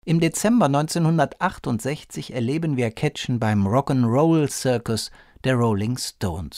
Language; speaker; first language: German; native; German